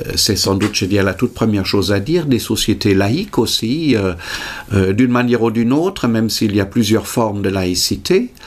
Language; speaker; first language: French; non-native, fluent; German